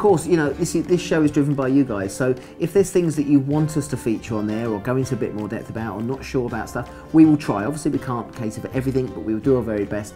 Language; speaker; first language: English; native; English